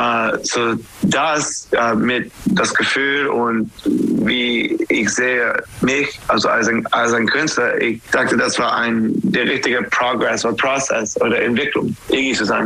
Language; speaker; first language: German; non-native, learner; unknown